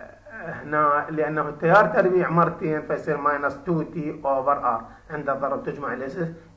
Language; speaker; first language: Arabic; native; Arabic